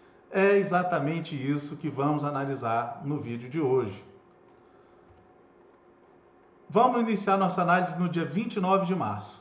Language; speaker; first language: Portuguese; native; Portuguese